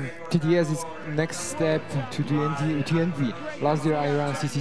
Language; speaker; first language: English; non-native, learner; Polish